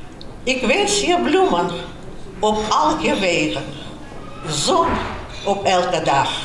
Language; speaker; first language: Dutch; non-native, fluent; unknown